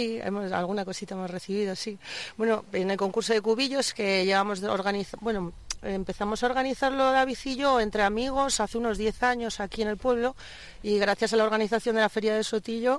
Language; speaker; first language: Spanish; native; Spanish